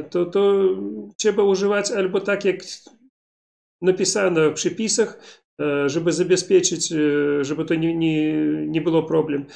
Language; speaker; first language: Polish; non-native, learner; Belarusian